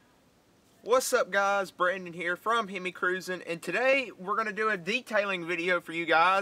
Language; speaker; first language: English; native; English